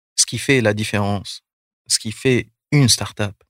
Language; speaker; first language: French; non-native, local second language; Arabic